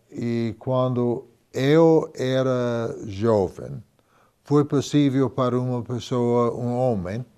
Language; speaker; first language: Portuguese; non-native, fluent; English